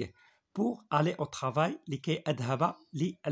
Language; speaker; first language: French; non-native, local second language; Arabic